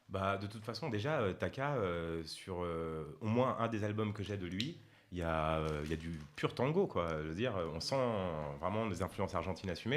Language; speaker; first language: French; native; French